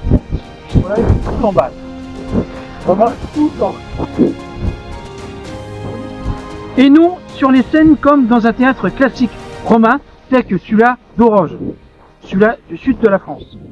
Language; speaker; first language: French; native; French